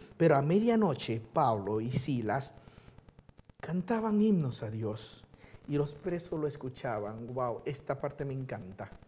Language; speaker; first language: Spanish; early bilingual, other home language; Chinese